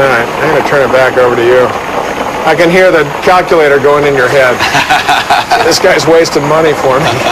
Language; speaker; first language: English; native; English